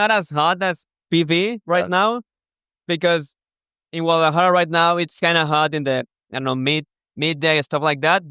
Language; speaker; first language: English; non-native, local second language; Spanish